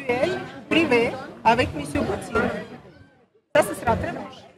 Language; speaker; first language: French; non-native, learner; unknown